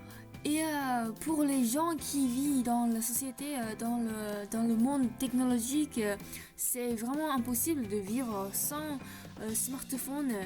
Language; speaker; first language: French; non-native, learner; Japanese